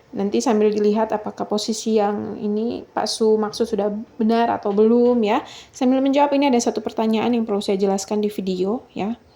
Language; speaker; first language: Indonesian; native; Indonesian